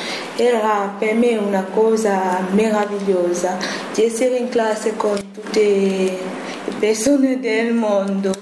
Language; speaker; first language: Italian; non-native, fluent; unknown